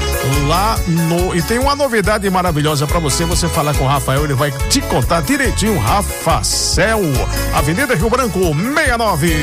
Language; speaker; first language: Portuguese; native; Portuguese